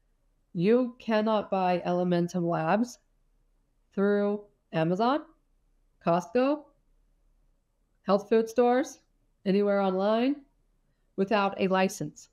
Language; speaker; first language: English; native; English